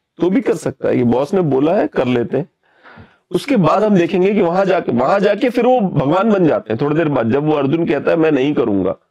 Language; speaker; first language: Hindi; native; Hindi